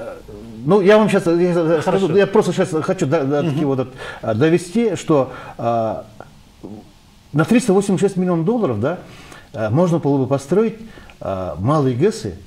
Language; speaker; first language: Russian; non-native, local second language; Kyrgyz